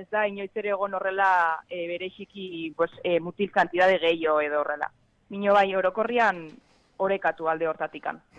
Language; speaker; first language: Basque; native; Basque